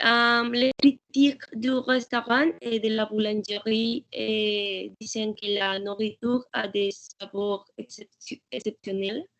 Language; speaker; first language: French; non-native, learner; Spanish